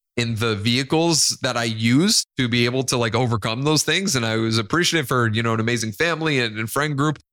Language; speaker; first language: English; non-native, fluent; Spanish